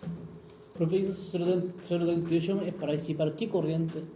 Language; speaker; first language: Spanish; native; Spanish